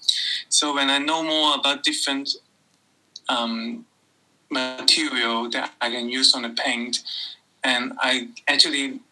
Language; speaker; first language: English; non-native, local second language; Cantonese